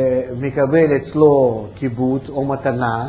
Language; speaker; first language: Hebrew; non-native, fluent; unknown